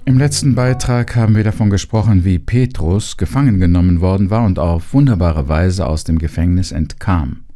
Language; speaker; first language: German; native; German